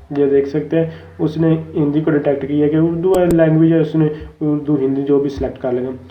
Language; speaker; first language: Urdu; non-native, local second language; Punjabi